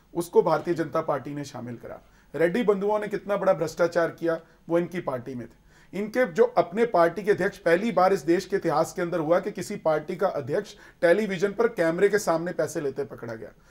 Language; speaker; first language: Hindi; native; Hindi